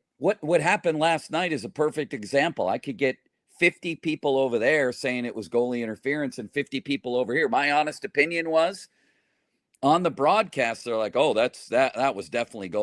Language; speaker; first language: English; native; English